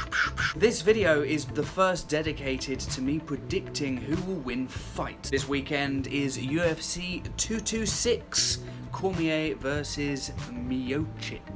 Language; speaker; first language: English; native; English